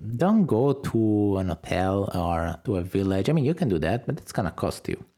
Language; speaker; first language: English; non-native, fluent; Italian